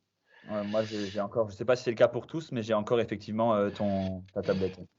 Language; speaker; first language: French; native; French